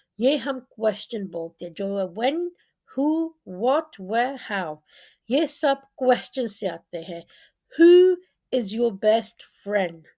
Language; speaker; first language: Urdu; non-native, local second language; Punjabi